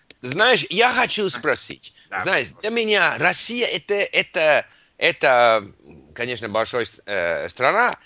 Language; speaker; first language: Russian; non-native, learner; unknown